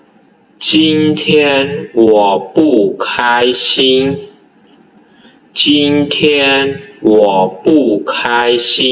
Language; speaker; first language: Chinese; non-native, learner; Khmer